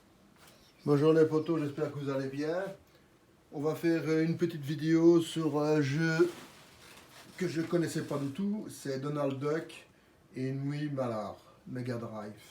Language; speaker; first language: French; native; French